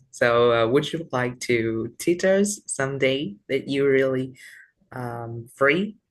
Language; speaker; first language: English; non-native, learner; Vietnamese